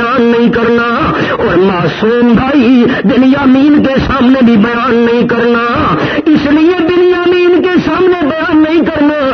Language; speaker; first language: Urdu; non-native, local second language; Saraiki